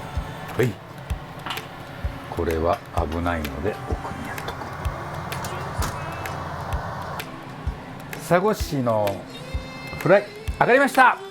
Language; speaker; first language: Japanese; native; Japanese